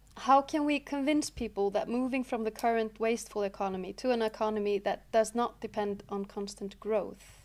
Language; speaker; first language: English; non-native, fluent; Icelandic